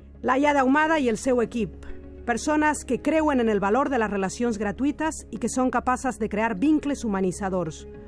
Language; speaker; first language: Catalan; non-native, fluent; Spanish